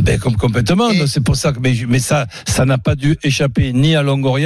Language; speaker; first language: French; native; French